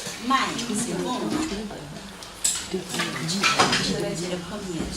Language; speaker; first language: French; non-native, fluent; Chinese